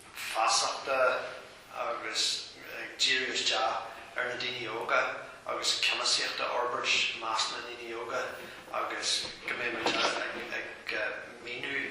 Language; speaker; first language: Irish; non-native, local second language; English